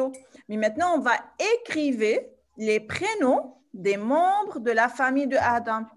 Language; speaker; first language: French; non-native, fluent; Arabic